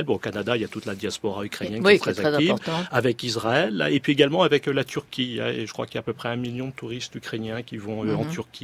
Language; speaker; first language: French; native; French